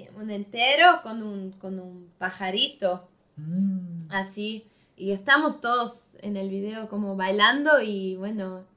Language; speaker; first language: Spanish; non-native, fluent; Swiss German